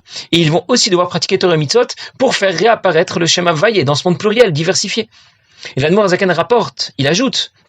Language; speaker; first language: French; native; French